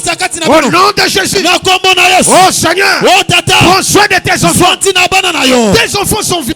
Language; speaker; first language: French; non-native, local second language; Lingala